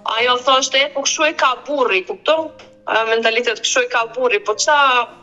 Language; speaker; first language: Albanian; early bilingual, heritage; Albanian